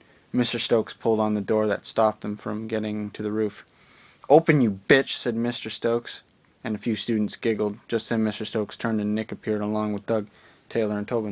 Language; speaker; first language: English; native; English